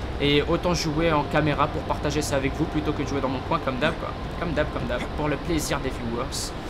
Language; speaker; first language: French; native; French